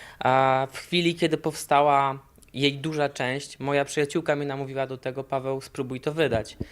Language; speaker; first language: Polish; native; Polish